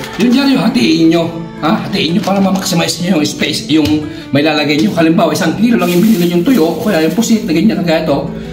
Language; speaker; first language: Filipino; non-native, local second language; Iloko